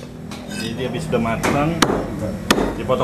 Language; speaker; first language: Indonesian; native; Indonesian